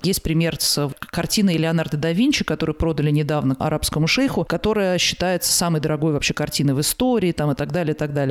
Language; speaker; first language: Russian; native; Russian